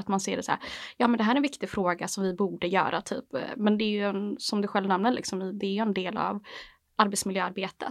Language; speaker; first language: Swedish; native; Swedish